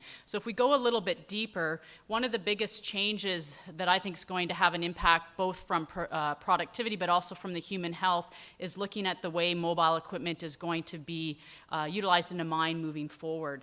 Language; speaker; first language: English; native; English